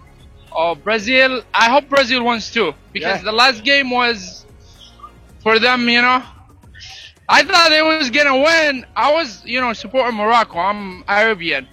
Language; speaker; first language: English; non-native, fluent; Arabic